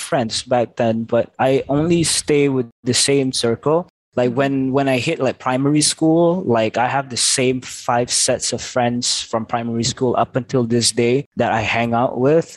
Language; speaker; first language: English; non-native, local second language; Malay